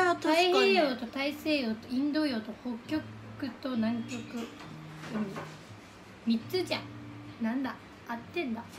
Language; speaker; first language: Japanese; native; Japanese